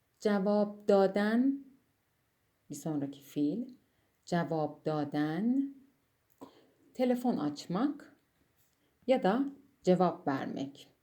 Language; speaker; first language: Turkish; non-native, fluent; Persian